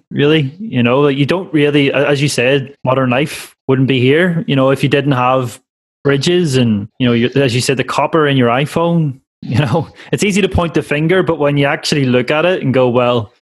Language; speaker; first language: English; native; English